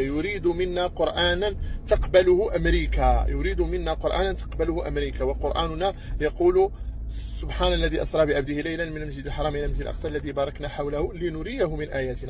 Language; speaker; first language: Arabic; native; Arabic